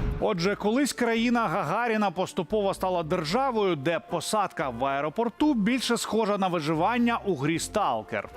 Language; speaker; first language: Ukrainian; native; Ukrainian